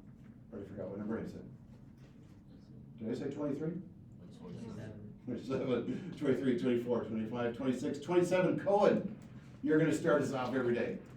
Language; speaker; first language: English; native; English